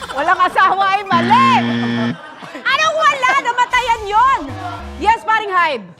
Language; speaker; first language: Filipino; native; Filipino